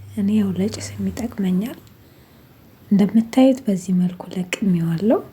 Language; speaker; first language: Amharic; native; Amharic